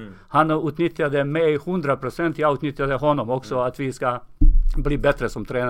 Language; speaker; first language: Swedish; non-native, fluent; Serbian